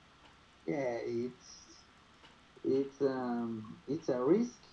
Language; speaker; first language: English; non-native, learner; Portuguese